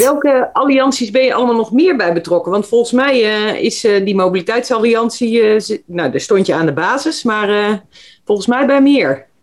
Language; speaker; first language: Dutch; native; Dutch